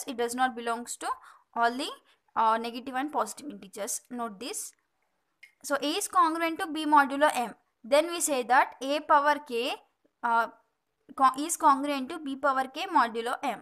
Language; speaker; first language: English; non-native, local second language; Telugu